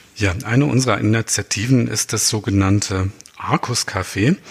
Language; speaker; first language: German; non-native, local second language; Swiss German